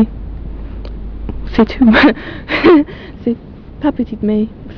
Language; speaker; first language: French; non-native, learner; English